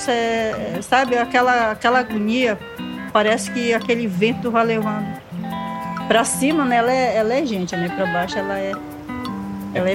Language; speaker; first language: Portuguese; native; Portuguese